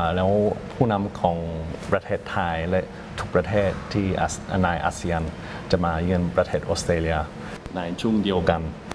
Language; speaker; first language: Thai; non-native, fluent; English